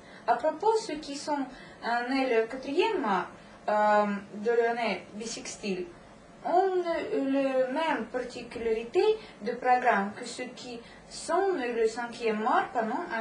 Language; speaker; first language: French; non-native, learner; Russian